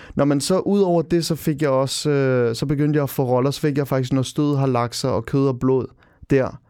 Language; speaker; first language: Danish; early bilingual, other home language; Albanian